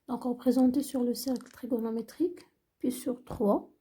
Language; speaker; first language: French; non-native, local second language; Arabic